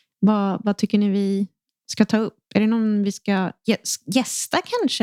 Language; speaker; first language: Swedish; native; Swedish